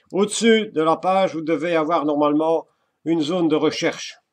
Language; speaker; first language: French; native; French